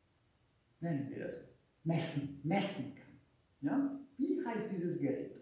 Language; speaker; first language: German; non-native, fluent; Hungarian